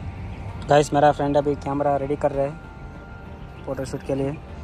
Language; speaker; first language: Hindi; non-native, local second language; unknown